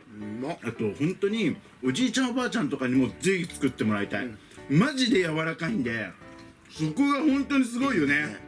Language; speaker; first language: Japanese; native; Japanese